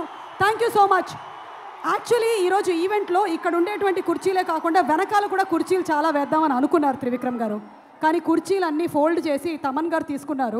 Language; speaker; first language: Telugu; native; Telugu